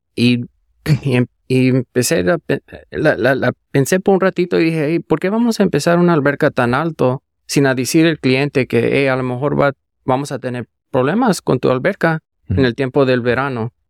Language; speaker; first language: Spanish; early bilingual, heritage; Spanish